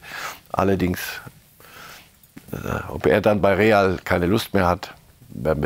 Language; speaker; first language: German; native; German